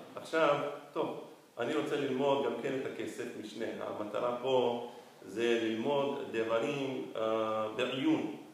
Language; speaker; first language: Hebrew; non-native, fluent; Spanish